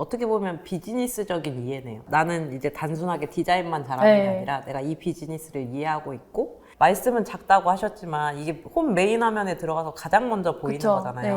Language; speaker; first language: Korean; native; Korean